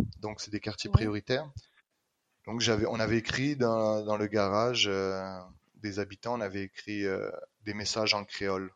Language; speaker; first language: French; native; French